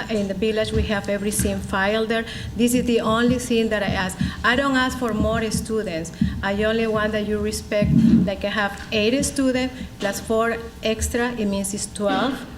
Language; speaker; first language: English; non-native, learner; Spanish